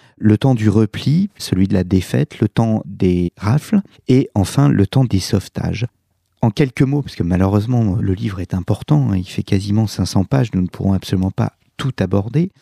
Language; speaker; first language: French; native; French